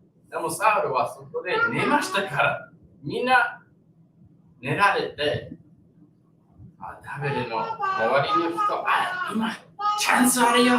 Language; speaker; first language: Japanese; non-native, learner; English